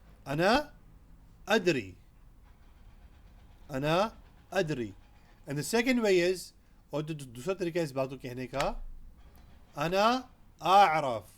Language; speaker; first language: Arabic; non-native, fluent; Urdu